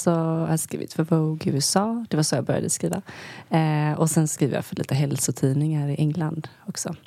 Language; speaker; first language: Swedish; native; Swedish